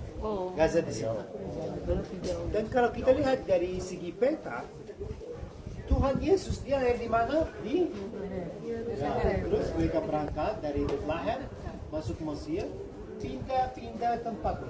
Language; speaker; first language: Indonesian; non-native, fluent; Arabic